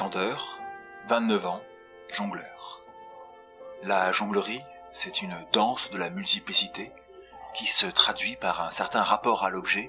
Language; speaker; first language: French; native; French